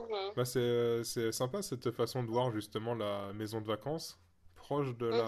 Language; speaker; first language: French; native; French